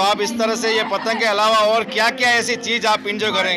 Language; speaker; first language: Hindi; non-native, local second language; Gujarati